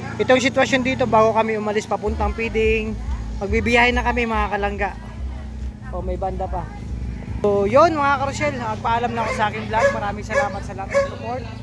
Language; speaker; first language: Filipino; native; Filipino